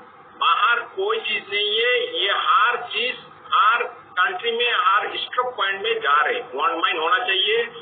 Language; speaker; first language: Hindi; non-native, fluent; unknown